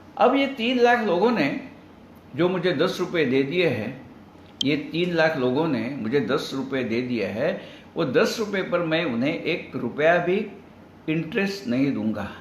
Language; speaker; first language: Hindi; non-native, local second language; Marathi